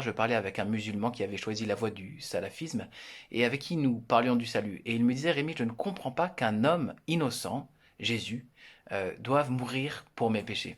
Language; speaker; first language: French; native; French